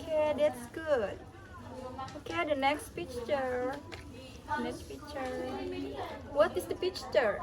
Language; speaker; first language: English; non-native, learner; Indonesian